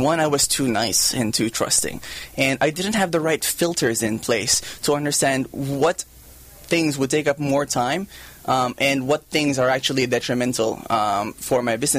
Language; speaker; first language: English; non-native, local second language; Filipino